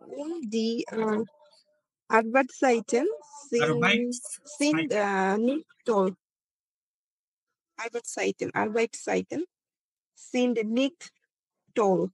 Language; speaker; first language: German; non-native, learner; Bangla